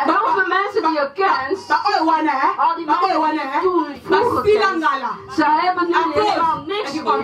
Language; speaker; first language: Dutch; non-native, fluent; Lingala